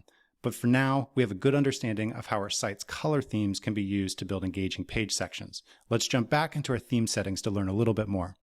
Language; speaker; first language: English; native; English